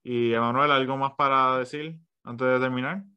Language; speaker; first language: Spanish; early bilingual, other home language; English